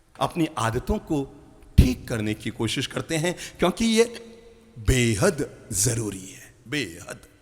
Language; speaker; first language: Hindi; native; Hindi